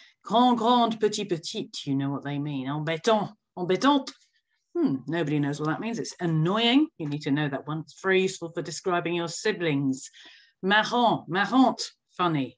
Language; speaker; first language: English; native; English